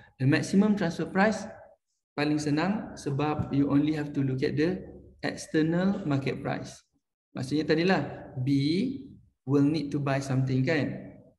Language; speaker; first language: English; non-native, local second language; Malay